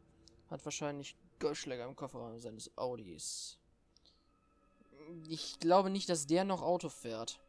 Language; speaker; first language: German; native; German